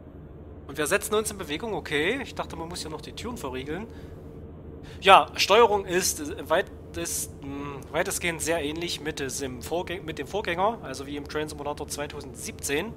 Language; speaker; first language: German; native; German